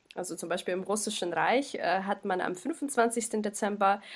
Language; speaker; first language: German; non-native, fluent; Ukrainian